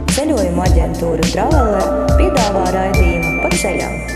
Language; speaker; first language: Latvian; native; Latvian